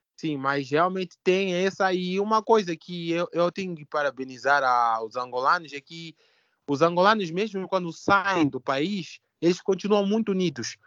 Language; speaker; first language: Portuguese; native; Portuguese